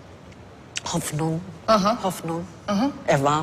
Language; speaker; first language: German; non-native, fluent; English